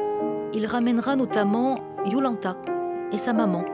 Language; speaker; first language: French; native; French